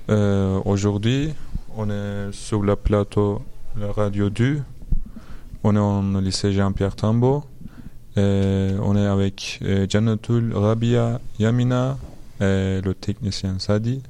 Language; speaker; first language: French; non-native, learner; Arabic